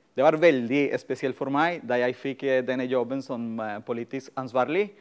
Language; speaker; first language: Norwegian; non-native, fluent; Spanish